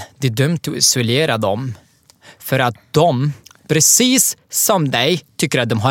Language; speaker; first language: Swedish; non-native, learner; Arabic